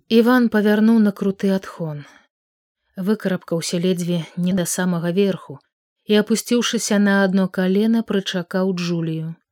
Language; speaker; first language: Belarusian; native; Belarusian